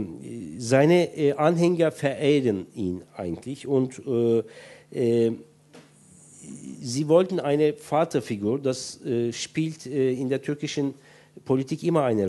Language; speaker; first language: German; non-native, fluent; Turkish